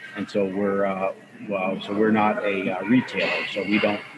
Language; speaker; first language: English; native; English